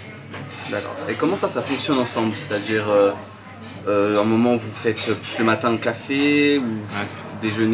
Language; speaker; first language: French; native; French